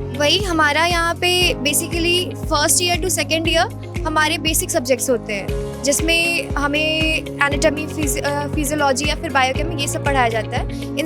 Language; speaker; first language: Hindi; native; Hindi